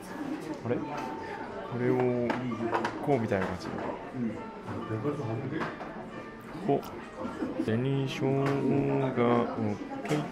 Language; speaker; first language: Japanese; native; Japanese